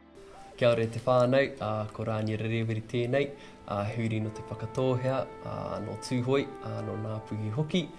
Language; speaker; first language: Māori; non-native, local second language; English